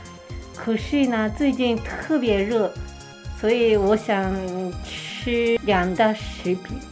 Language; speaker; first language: Chinese; non-native, fluent; Japanese